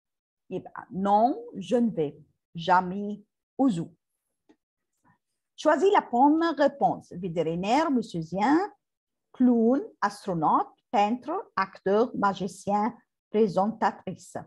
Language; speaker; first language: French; non-native, learner; Arabic